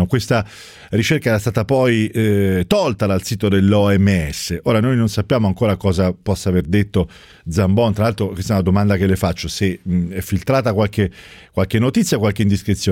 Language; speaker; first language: Italian; native; Italian